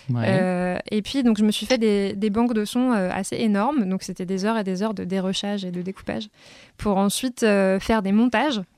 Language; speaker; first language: French; native; French